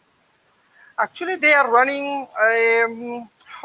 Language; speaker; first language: English; non-native, learner; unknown